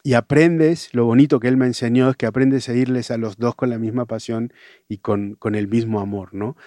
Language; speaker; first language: Spanish; native; Spanish